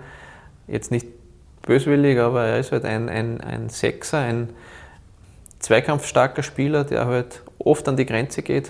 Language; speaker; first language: German; native; German